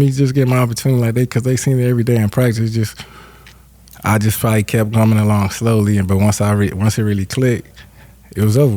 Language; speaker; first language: English; native; English